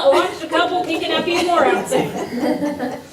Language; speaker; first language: English; native; English